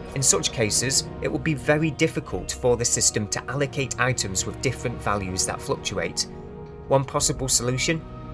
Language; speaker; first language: English; native; English